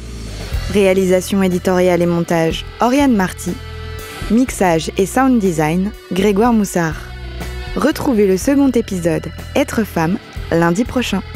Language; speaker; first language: French; native; French